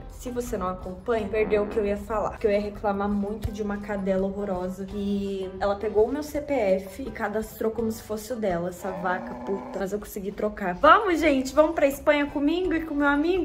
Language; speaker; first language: Portuguese; native; Portuguese